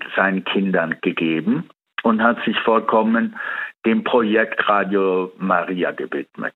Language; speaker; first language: German; early bilingual, heritage; Italian